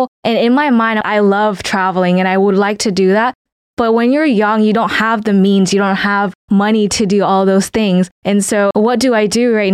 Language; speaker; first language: English; non-native, fluent; Vietnamese